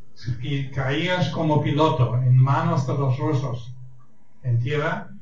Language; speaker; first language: Spanish; non-native, fluent; German